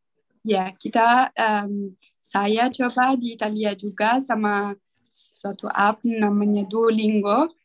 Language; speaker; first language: Indonesian; non-native, learner; Italian